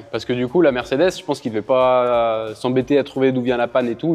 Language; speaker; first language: French; native; French